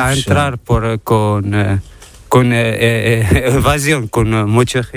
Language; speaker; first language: Spanish; non-native, learner; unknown